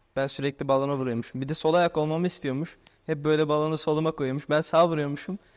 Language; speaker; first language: Turkish; native; Turkish